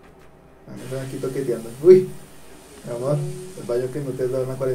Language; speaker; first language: Spanish; native; Spanish